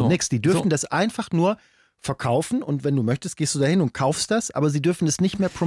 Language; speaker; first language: German; native; German